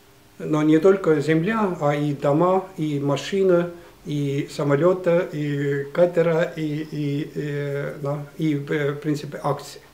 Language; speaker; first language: Russian; non-native, fluent; Estonian